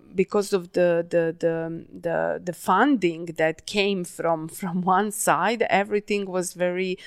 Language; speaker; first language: English; non-native, fluent; Serbian